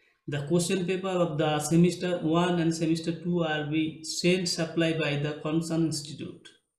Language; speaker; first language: English; non-native, local second language; Bangla